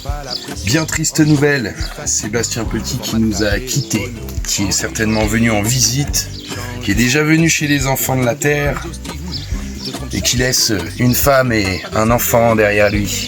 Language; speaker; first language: French; native; French